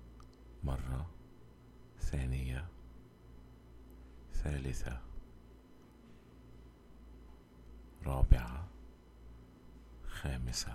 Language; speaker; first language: Arabic; native; Arabic